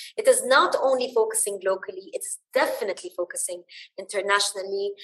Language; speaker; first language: English; early bilingual, other home language; Arabic